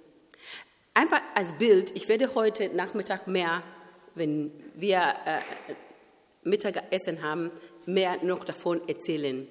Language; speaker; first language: German; non-native, fluent; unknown